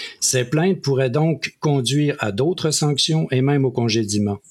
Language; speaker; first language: French; native; French